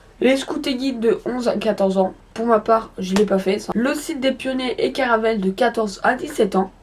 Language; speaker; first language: French; native; French